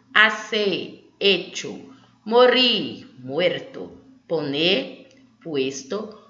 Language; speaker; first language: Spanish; non-native, learner; Portuguese